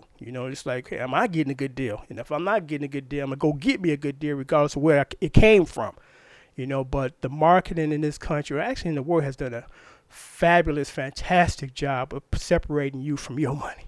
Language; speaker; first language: English; native; English